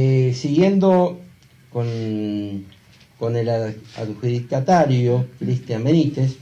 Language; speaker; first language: Spanish; native; Spanish